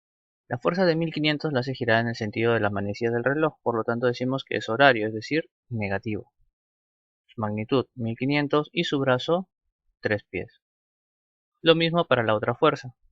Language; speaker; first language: Spanish; native; Spanish